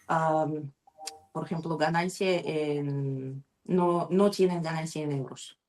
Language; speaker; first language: Spanish; non-native, learner; Russian